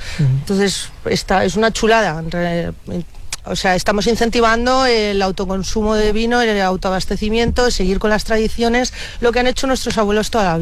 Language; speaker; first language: Spanish; native; Spanish